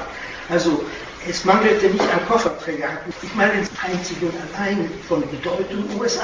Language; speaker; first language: German; native; German